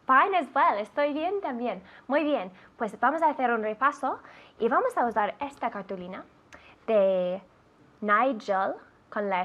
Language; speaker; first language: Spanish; non-native, fluent; English